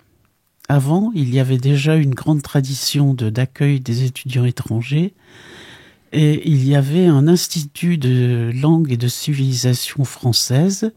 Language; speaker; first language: French; native; French